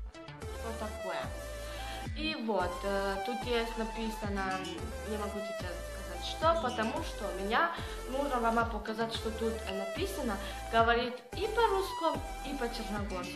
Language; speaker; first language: Russian; non-native, learner; Serbian